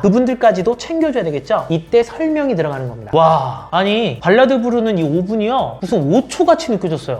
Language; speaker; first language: Korean; native; Korean